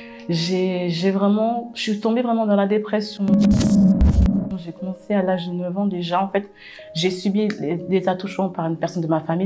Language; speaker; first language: French; native; French